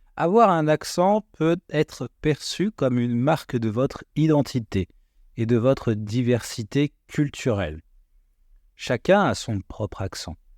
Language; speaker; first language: French; native; French